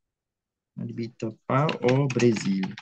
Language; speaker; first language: French; non-native, fluent; Indonesian